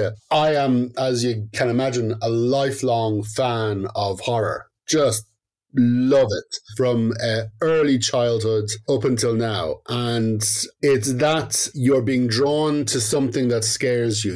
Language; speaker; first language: English; native; English